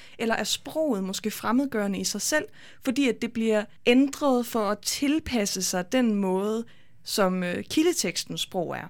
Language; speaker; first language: Danish; native; Danish